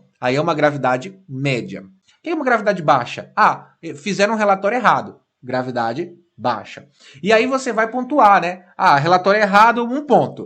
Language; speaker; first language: Portuguese; native; Portuguese